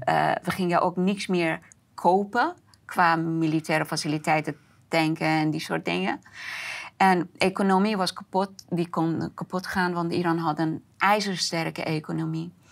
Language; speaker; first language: Dutch; non-native, fluent; Persian